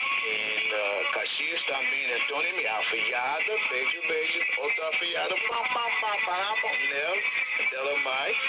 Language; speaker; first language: Portuguese; non-native, learner; English